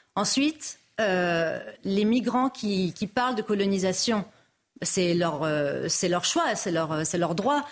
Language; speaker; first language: French; native; French